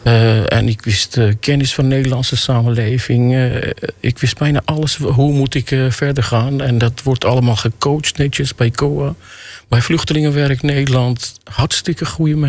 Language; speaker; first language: Dutch; non-native, fluent; Armenian